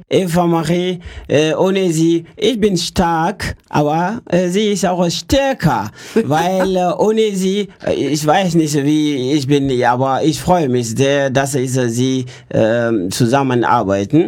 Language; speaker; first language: German; non-native, learner; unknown